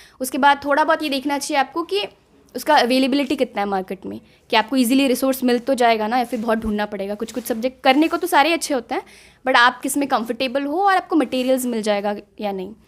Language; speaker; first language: Hindi; non-native, local second language; Assamese